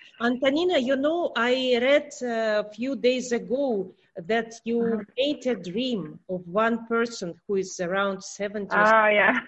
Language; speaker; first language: English; non-native, learner; Russian